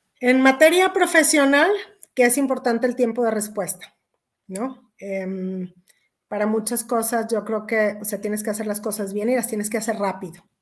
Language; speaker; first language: Spanish; native; Spanish